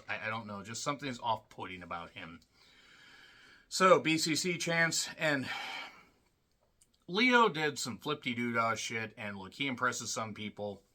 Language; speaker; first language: English; native; English